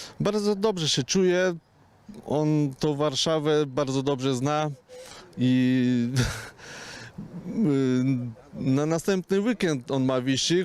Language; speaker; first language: Polish; non-native, fluent; Ukrainian